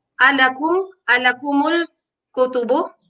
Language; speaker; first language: Arabic; non-native, learner; Filipino